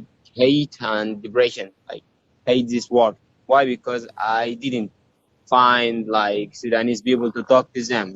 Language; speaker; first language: English; non-native, learner; Arabic